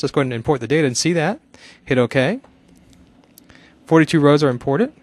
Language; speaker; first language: English; native; English